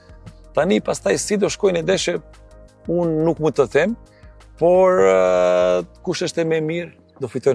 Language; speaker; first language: Albanian; non-native, learner; Serbian